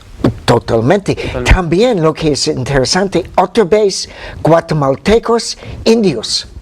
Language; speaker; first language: Spanish; non-native, fluent; English